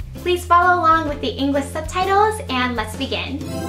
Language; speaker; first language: English; early bilingual, other home language; Japanese